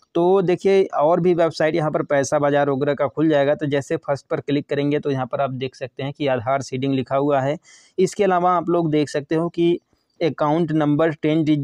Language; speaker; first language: Hindi; native; Hindi